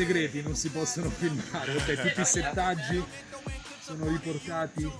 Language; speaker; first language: Italian; native; Italian